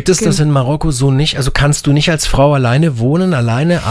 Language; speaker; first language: German; native; German